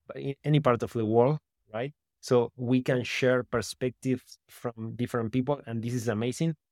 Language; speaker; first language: English; non-native, fluent; Spanish